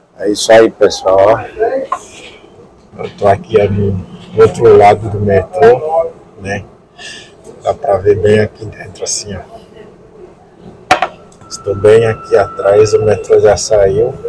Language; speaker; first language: Portuguese; non-native, learner; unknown